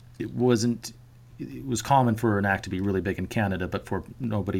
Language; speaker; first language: English; native; English